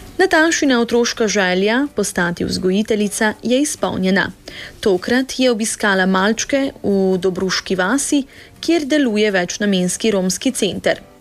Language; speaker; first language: Slovenian; native; Slovenian